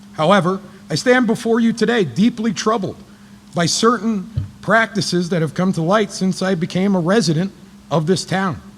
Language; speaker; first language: English; native; English